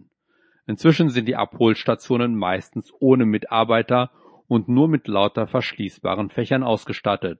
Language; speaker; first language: German; native; German